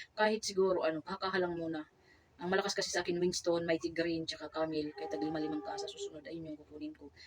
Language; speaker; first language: Filipino; non-native, local second language; Cebuano